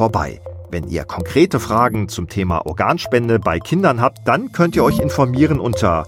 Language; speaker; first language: German; native; German